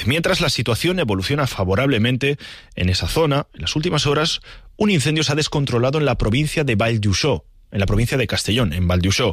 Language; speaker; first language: Spanish; native; Spanish